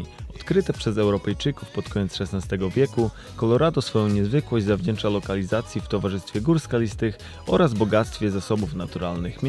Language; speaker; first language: Polish; native; Polish